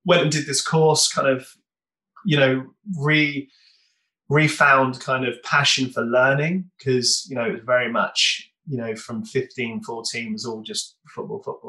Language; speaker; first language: English; native; English